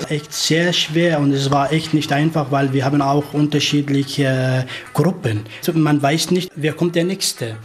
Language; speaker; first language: German; non-native, fluent; Arabic